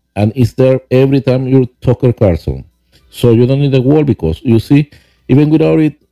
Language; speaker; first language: English; non-native, fluent; Spanish